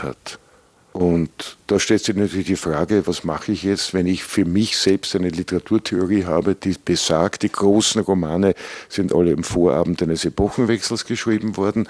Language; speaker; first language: German; native; German